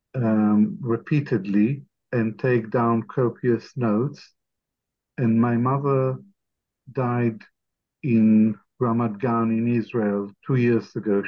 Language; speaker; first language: English; non-native, fluent; Arabic